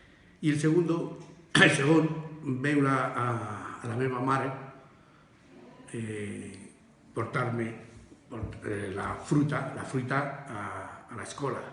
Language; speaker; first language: Catalan; non-native, local second language; Spanish